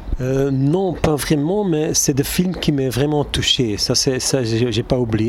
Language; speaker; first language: French; non-native, local second language; Turkish